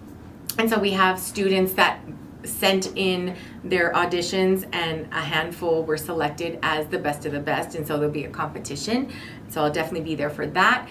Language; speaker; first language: English; native; English